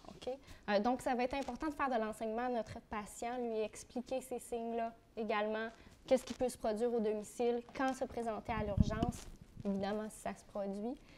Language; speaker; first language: French; native; French